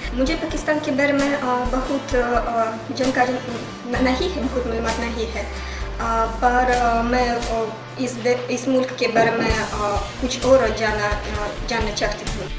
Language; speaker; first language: Hindi; non-native, fluent; Russian